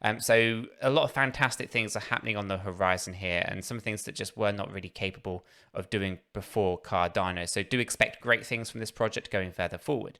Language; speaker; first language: English; native; English